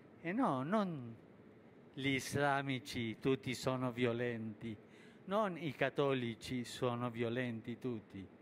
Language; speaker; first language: Italian; non-native, fluent; Spanish